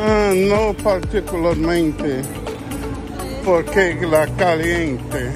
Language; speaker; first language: Spanish; non-native, learner; English